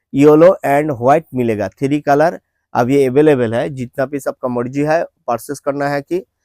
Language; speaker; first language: Hindi; non-native, local second language; Bangla